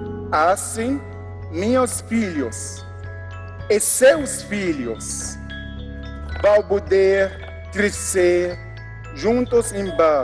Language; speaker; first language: Portuguese; non-native, fluent; Arabic